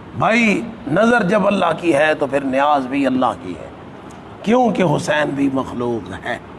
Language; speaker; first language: Urdu; non-native, local second language; Punjabi